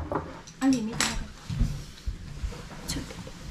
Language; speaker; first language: Japanese; non-native, fluent; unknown